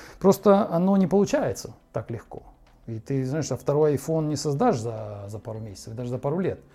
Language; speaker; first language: Russian; native; Russian